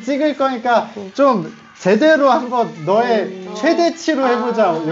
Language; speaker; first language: Korean; native; Korean